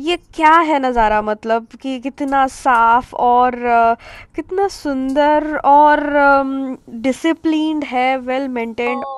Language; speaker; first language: Hindi; non-native, local second language; Marathi